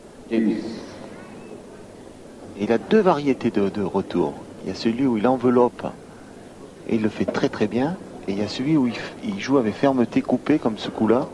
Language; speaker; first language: French; native; French